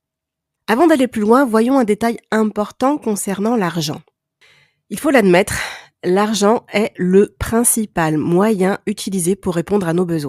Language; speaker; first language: French; native; French